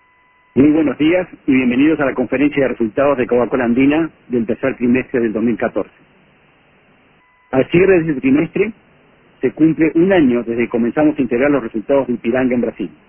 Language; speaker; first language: Spanish; native; Spanish